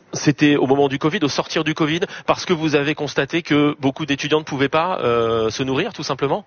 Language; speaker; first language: French; native; French